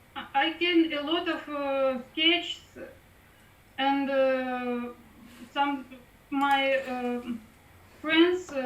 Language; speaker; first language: English; non-native, learner; Russian